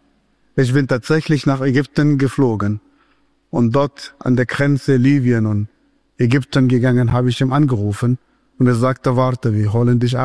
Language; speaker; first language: German; non-native, fluent; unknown